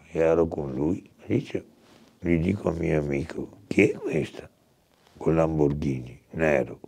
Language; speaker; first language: Italian; native; Italian